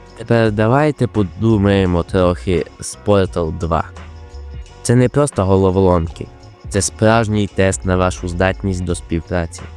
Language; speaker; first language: Ukrainian; native; Ukrainian